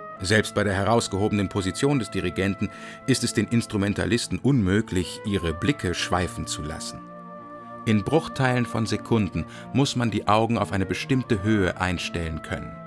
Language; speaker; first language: German; native; German